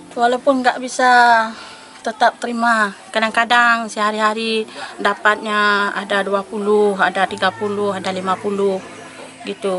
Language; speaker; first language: Indonesian; non-native, local second language; Achinese